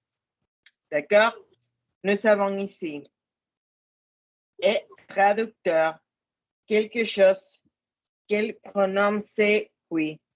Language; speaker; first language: French; non-native, fluent; Spanish